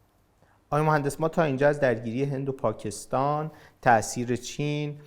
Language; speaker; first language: Persian; native; Persian